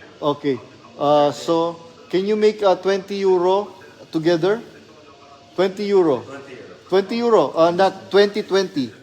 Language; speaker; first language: English; non-native, learner; Filipino